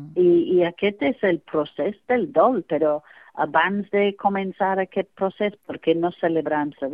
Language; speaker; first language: Catalan; non-native, fluent; English